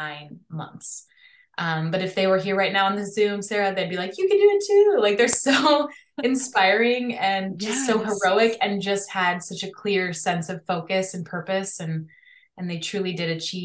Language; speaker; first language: English; native; English